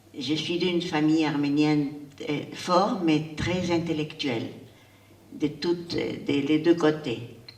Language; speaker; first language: French; non-native, fluent; Spanish